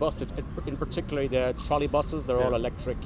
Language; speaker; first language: English; native; English